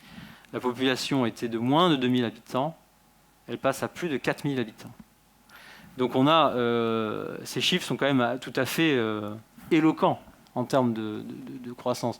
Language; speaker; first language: French; native; French